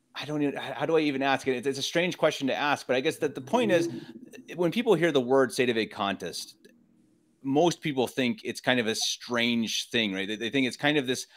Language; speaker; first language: English; native; English